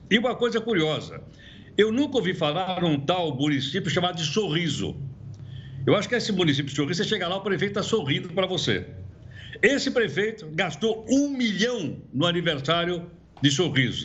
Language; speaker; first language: Portuguese; native; Portuguese